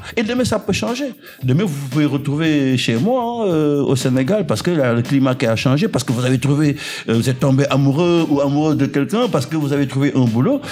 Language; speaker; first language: French; non-native, local second language; Wolof